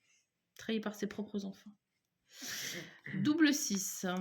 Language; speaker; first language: French; native; French